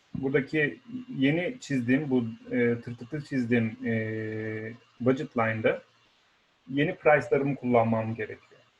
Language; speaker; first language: Turkish; native; Turkish